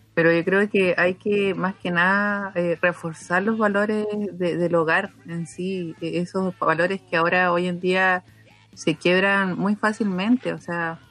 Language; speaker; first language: Spanish; non-native, local second language; Aymara